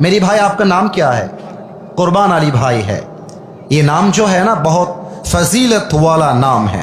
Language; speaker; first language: Hindi; non-native, fluent; Bangla